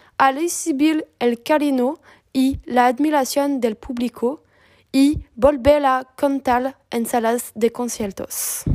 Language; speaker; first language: Spanish; non-native, learner; French